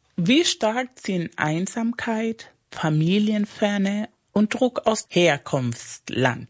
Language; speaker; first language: German; non-native, fluent; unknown